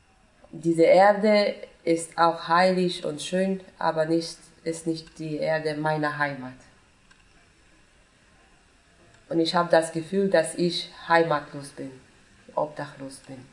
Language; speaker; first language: German; non-native, fluent; Persian